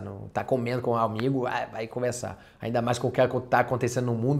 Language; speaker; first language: Portuguese; non-native, fluent; French